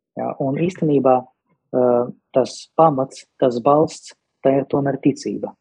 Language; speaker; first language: Latvian; non-native, local second language; Russian